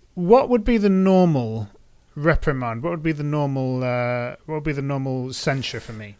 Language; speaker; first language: English; native; English